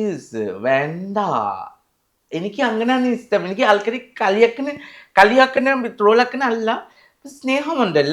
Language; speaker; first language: Malayalam; non-native, fluent; Assamese